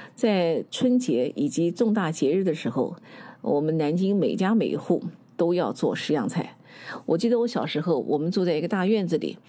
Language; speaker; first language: Chinese; native; Chinese